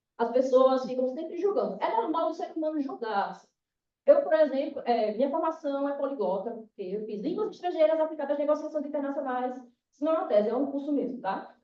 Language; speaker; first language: Portuguese; native; Portuguese